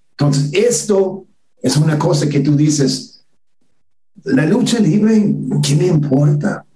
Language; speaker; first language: Spanish; non-native, fluent; English